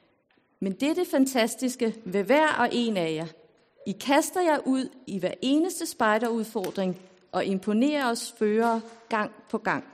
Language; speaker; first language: Danish; native; Danish